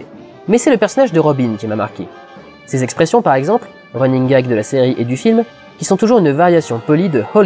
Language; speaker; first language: French; native; French